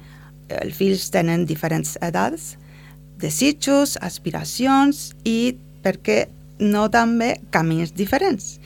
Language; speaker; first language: Catalan; non-native, learner; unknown